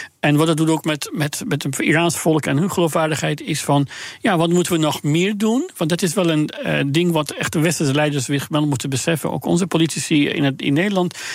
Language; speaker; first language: Dutch; non-native, fluent; Persian